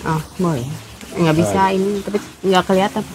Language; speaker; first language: Indonesian; native; Indonesian